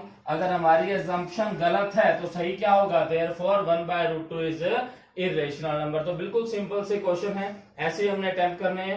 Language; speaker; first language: Hindi; native; Hindi